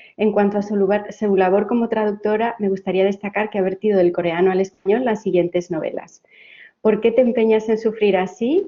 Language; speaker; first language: Spanish; native; Spanish